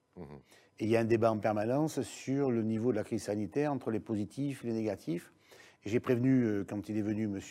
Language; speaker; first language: French; native; French